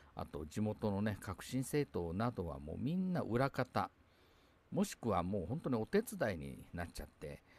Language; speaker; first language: Japanese; native; Japanese